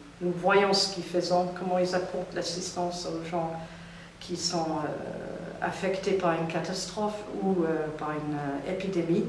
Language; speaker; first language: French; non-native, fluent; English